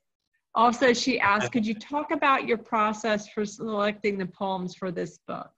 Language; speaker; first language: English; native; English